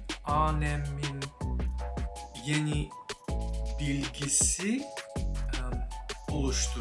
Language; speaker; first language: Turkish; non-native, learner; English